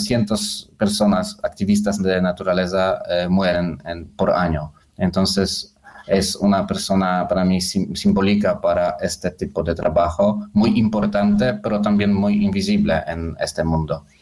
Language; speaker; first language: Spanish; non-native, learner; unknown